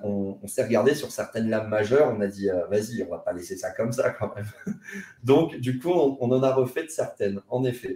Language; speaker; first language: French; native; French